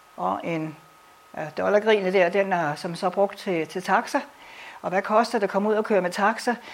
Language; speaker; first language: Danish; native; Danish